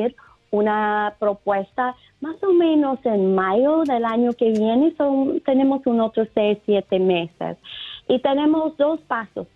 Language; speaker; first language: Spanish; non-native, fluent; English